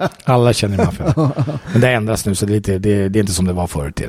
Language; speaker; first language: Swedish; native; Swedish